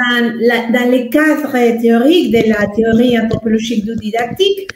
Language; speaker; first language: French; non-native, fluent; Spanish